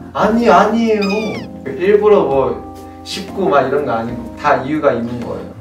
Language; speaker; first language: Korean; early bilingual, other home language; Chinese